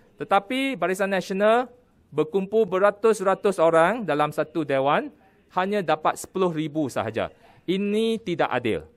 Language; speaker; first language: Malay; non-native, local second language; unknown